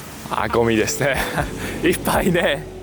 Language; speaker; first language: Japanese; non-native, learner; English